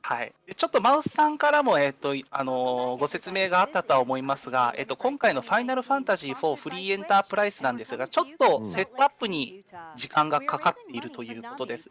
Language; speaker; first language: Japanese; native; Japanese